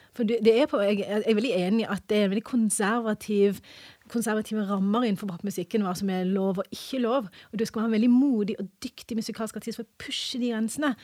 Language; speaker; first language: Norwegian; early bilingual, other home language; English